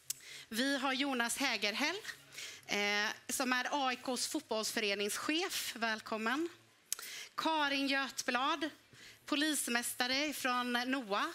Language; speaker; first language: Swedish; native; Swedish